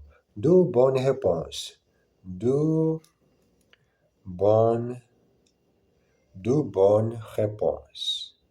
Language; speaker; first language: French; non-native, learner; Portuguese